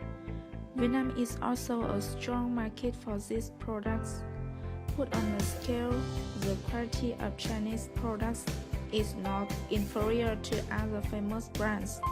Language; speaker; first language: English; non-native, learner; Vietnamese